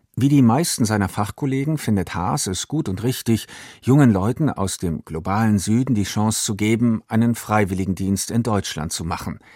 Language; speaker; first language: German; native; German